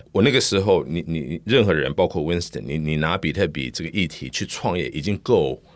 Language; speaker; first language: Chinese; non-native, fluent; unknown